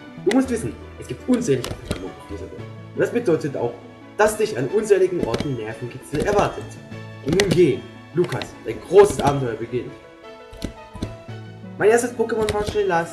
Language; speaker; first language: German; native; German